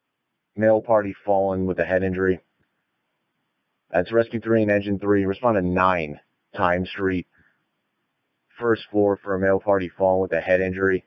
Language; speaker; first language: English; native; English